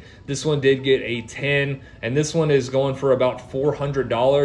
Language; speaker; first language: English; native; English